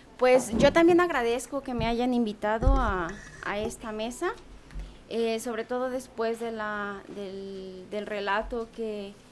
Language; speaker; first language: Spanish; non-native, local second language; Tzeltal